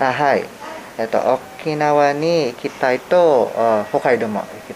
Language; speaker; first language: Japanese; non-native, learner; Hiligaynon